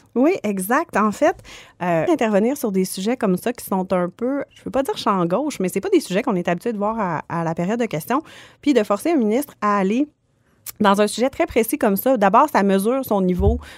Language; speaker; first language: French; native; French